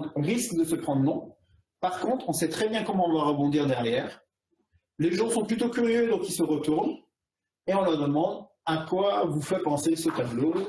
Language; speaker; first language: French; native; French